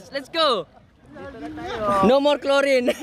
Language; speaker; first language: English; non-native, learner; Indonesian